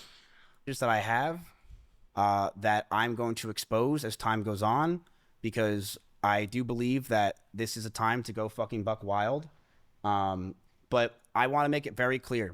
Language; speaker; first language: English; native; English